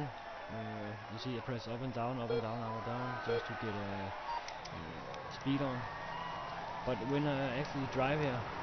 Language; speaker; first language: English; non-native, fluent; Danish